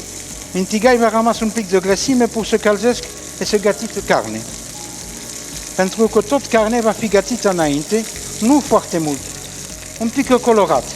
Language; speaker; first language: Romanian; non-native, fluent; French